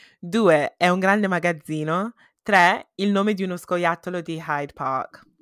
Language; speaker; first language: Italian; early bilingual, heritage; Italian